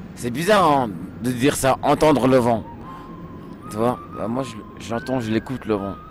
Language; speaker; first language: French; early bilingual, other home language; Portuguese